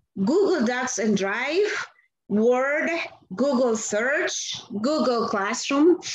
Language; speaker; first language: English; non-native, fluent; Spanish